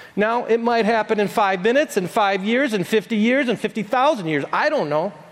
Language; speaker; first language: English; native; English